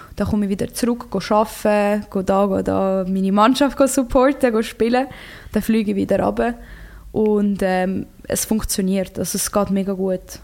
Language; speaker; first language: German; early bilingual, other home language; Croatian